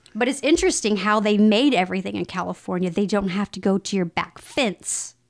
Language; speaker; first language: English; native; English